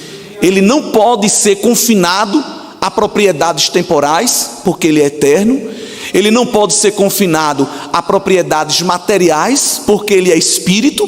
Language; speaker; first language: Portuguese; native; Portuguese